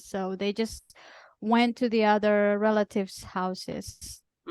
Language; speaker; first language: English; non-native, fluent; Indonesian